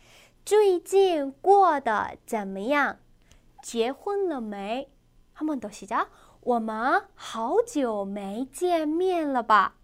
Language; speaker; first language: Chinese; non-native, fluent; Korean